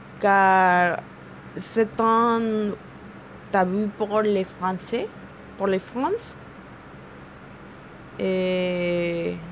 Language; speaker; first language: French; non-native, learner; Spanish